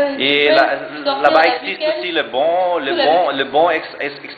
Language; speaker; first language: French; non-native, learner; German